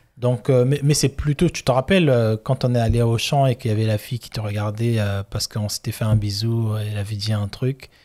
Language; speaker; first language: French; non-native, local second language; Lingala